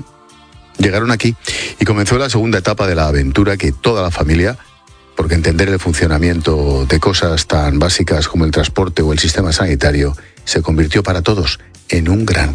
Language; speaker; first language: Spanish; native; Spanish